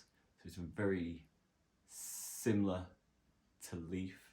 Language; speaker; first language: English; native; English